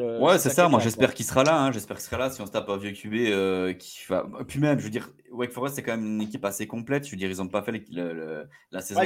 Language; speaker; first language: French; native; French